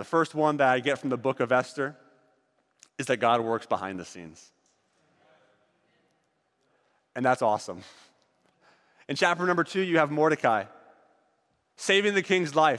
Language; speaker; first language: English; native; English